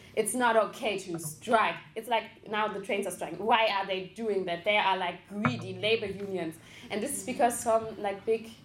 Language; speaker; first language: English; non-native, fluent; German